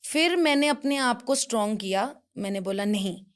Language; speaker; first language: Hindi; non-native, local second language; Punjabi